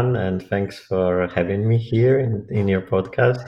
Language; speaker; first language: English; non-native, fluent; Polish